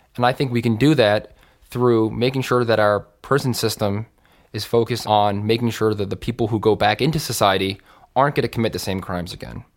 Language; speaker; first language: English; native; English